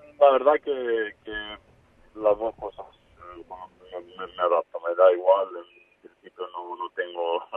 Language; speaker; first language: Spanish; non-native, fluent; Serbian